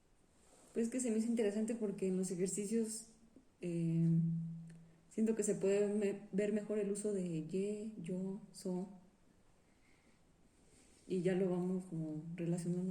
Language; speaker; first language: Spanish; native; Spanish